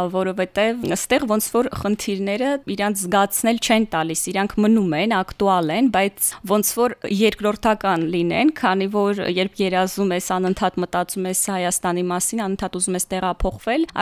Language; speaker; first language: Armenian; early bilingual, heritage; Armenian